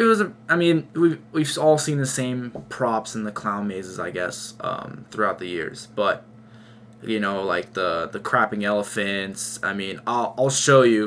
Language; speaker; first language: English; native; English